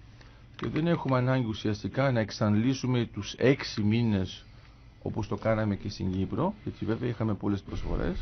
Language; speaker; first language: Greek; native; Greek